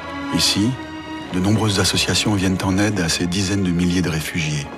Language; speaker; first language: French; native; French